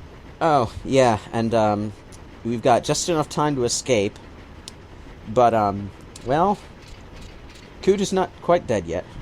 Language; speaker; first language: English; native; English